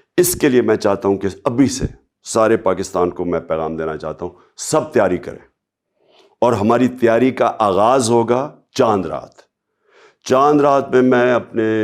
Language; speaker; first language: Urdu; native; Urdu